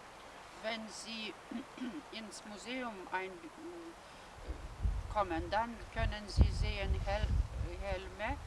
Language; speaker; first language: German; non-native, fluent; Lithuanian